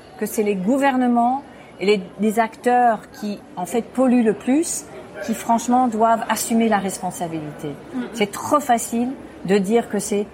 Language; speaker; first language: French; non-native, fluent; English